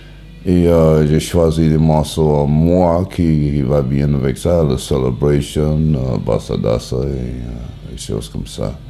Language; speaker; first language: French; non-native, learner; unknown